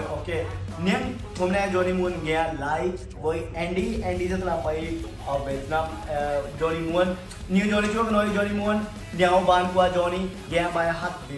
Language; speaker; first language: Vietnamese; non-native, learner; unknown